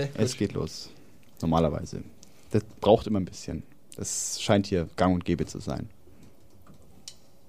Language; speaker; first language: German; native; German